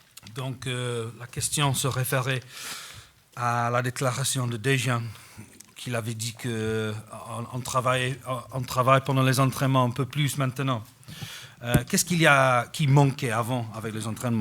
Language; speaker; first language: French; non-native, fluent; English